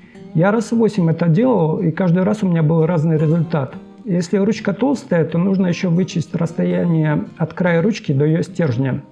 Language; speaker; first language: Russian; native; Russian